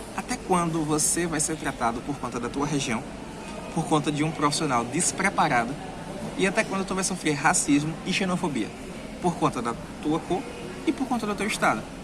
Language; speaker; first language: Portuguese; native; Portuguese